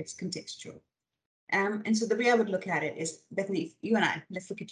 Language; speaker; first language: English; non-native, local second language; Hindi